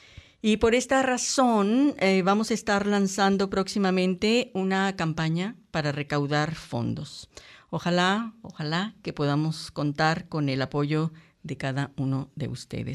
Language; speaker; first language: Spanish; native; Spanish